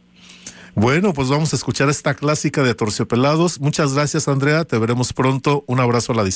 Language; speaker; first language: Spanish; native; Spanish